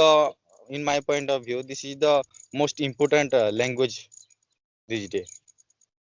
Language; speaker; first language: English; non-native, learner; Odia